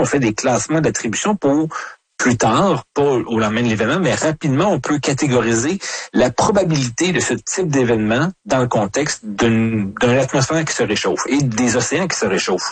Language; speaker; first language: French; native; French